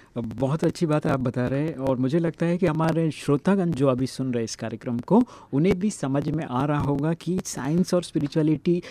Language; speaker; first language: Hindi; native; Hindi